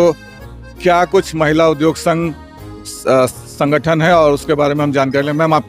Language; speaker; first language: Hindi; native; Hindi